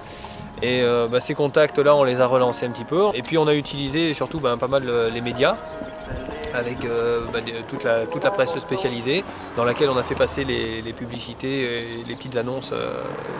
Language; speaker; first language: French; native; French